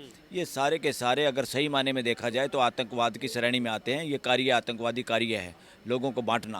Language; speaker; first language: Hindi; native; Hindi